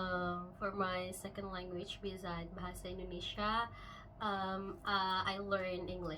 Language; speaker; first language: English; non-native, local second language; Indonesian